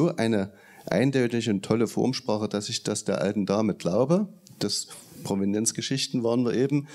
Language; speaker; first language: German; native; German